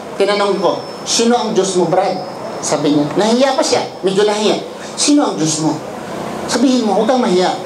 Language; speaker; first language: Filipino; non-native, local second language; Cebuano